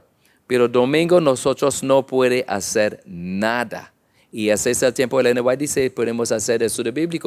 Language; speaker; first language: Spanish; non-native, learner; English